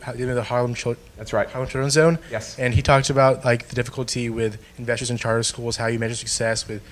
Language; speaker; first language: English; native; English